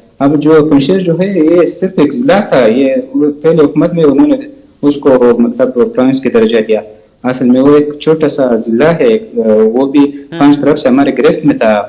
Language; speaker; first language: Urdu; non-native, fluent; Pashto